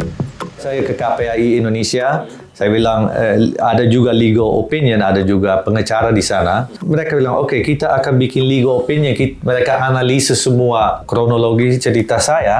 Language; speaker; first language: Indonesian; non-native, fluent; Dutch